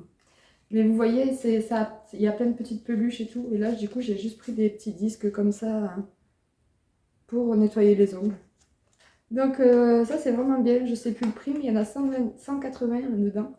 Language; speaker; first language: French; native; French